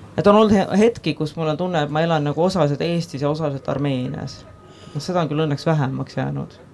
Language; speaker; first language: Estonian; native; Estonian